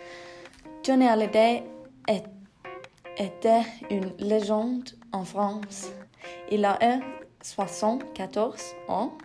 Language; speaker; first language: French; non-native, learner; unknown